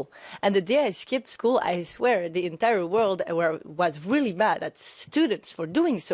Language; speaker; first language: English; non-native, fluent; French